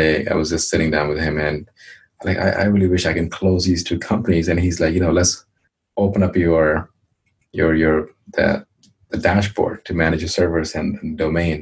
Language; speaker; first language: English; non-native, local second language; Hindi